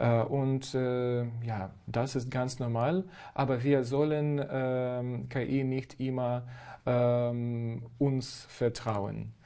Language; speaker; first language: German; non-native, fluent; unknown